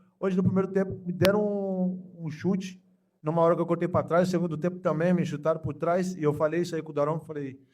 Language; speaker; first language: Portuguese; native; Portuguese